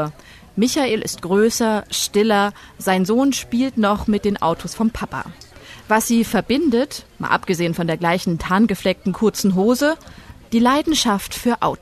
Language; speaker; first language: German; native; German